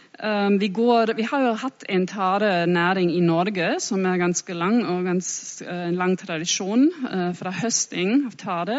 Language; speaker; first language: Norwegian; non-native, fluent; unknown